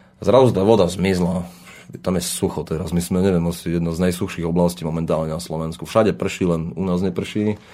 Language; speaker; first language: Slovak; native; Slovak